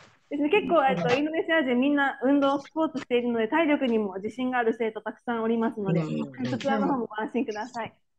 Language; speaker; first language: Japanese; native; Japanese